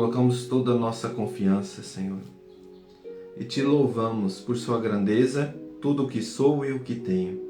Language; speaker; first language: Portuguese; native; Portuguese